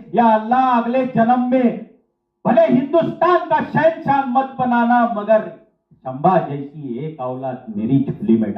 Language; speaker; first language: Hindi; non-native, local second language; Marathi